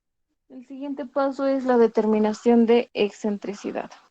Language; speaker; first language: Spanish; native; Spanish